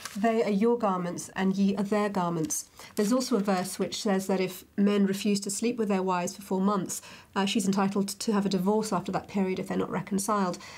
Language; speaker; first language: English; native; English